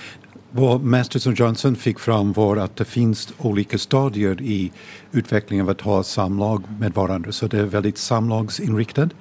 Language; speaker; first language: Swedish; non-native, fluent; English